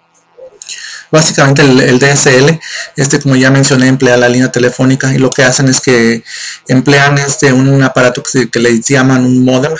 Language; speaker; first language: Spanish; native; Spanish